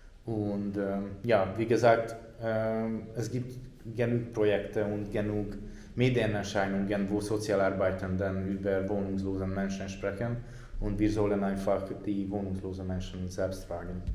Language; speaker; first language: German; non-native, fluent; Hungarian